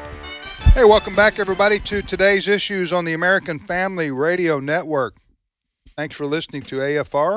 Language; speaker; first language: English; native; English